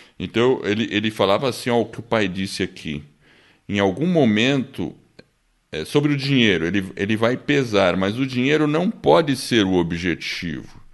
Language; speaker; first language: Portuguese; early bilingual, other home language; English